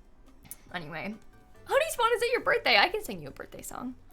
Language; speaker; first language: English; native; English